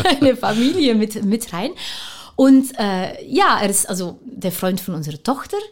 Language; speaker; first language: German; non-native, fluent; Dutch